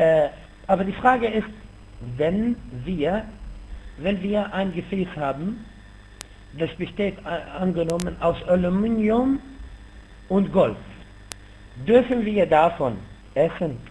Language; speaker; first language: German; non-native, fluent; Arabic